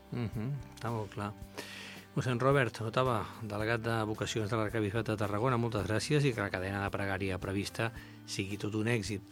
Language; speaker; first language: Catalan; native; Catalan